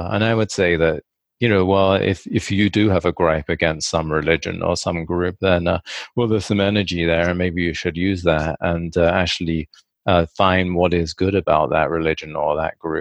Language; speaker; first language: English; native; English